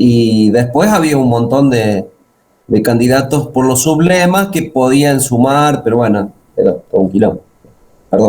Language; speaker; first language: Spanish; native; Spanish